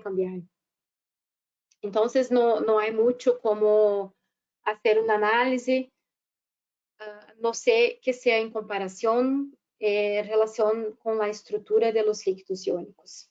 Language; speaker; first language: Spanish; non-native, fluent; Portuguese